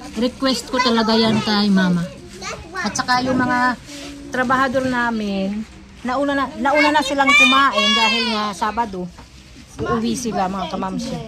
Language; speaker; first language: Filipino; non-native, local second language; Waray